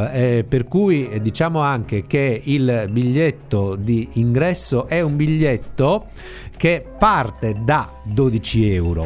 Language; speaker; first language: Italian; native; Italian